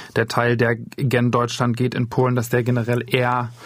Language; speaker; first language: German; native; German